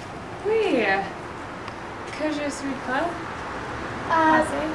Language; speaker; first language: French; non-native, learner; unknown